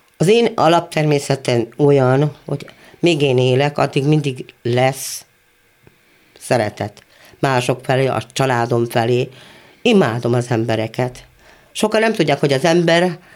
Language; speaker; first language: Hungarian; native; Hungarian